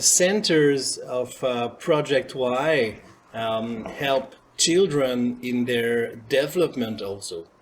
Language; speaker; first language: English; non-native, learner; French